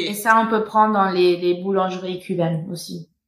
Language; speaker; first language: French; non-native, fluent; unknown